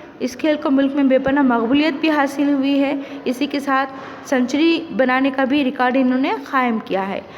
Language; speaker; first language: Urdu; native; Urdu